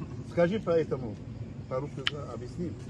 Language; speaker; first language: Russian; non-native, learner; Tajik